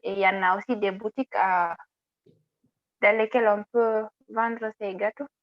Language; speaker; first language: French; non-native, local second language; Fula